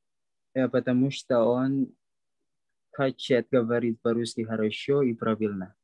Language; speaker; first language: Russian; non-native, learner; Indonesian